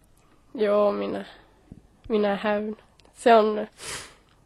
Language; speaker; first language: Finnish; non-native, learner; Swedish